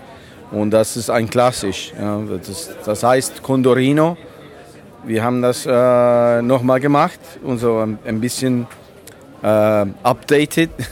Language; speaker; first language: German; non-native, learner; Italian